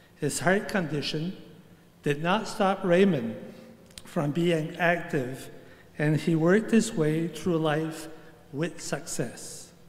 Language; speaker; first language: English; non-native, local second language; French